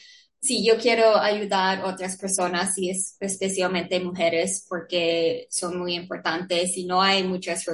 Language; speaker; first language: Spanish; non-native, learner; English